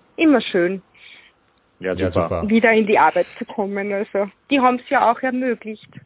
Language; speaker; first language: German; native; German